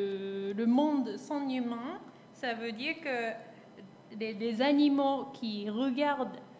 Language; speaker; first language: French; non-native, fluent; Japanese